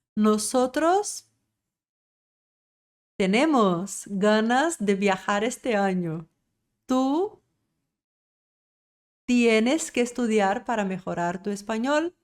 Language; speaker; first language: Spanish; non-native, fluent; Portuguese